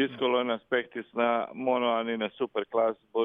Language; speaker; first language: Greek; non-native, learner; Croatian